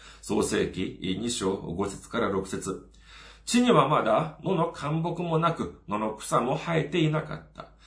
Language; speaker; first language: Japanese; non-native, fluent; Korean